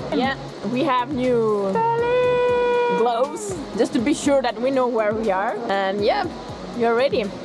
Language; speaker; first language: English; non-native, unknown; Italian